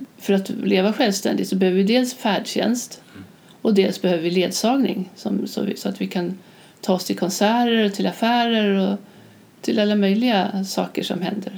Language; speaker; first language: Swedish; native; Swedish